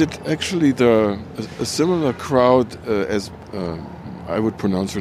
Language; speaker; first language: English; non-native, fluent; German